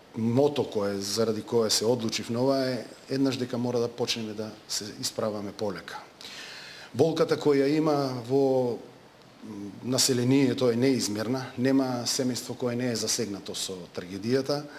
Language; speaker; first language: Macedonian; native; Macedonian